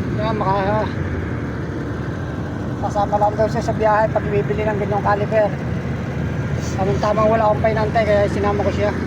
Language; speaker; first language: Filipino; native; Filipino